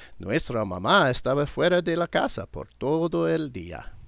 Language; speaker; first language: Spanish; non-native, learner; English